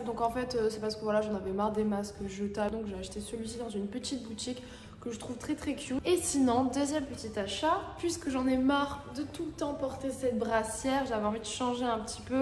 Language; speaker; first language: French; native; French